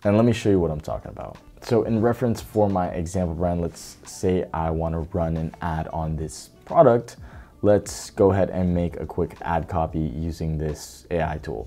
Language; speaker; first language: English; native; English